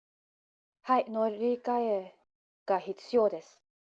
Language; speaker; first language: Japanese; non-native, learner; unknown